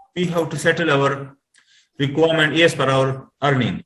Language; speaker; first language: English; non-native, local second language; Urdu